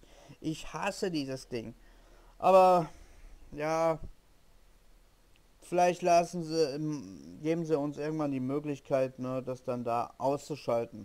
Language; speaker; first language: German; native; German